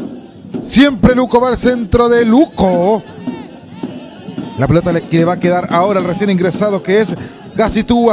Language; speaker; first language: Spanish; native; Spanish